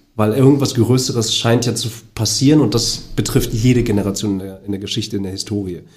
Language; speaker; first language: German; native; German